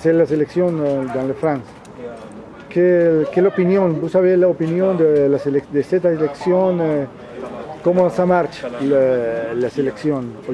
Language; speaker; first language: French; non-native, learner; Spanish